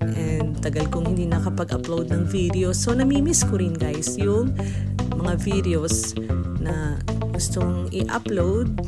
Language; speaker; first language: Filipino; native; Filipino